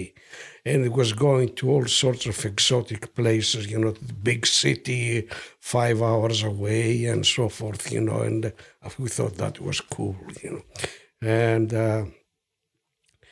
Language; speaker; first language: English; non-native, fluent; Greek